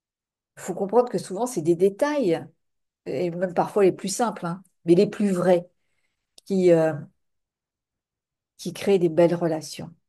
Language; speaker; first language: French; native; French